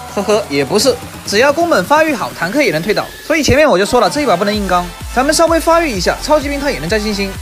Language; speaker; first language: Chinese; native; Chinese